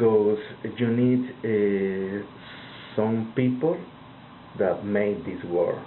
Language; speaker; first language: English; non-native, learner; Spanish